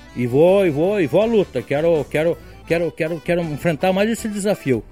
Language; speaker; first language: Portuguese; native; Portuguese